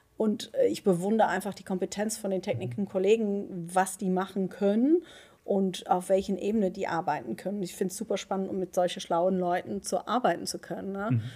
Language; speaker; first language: German; non-native, fluent; Dutch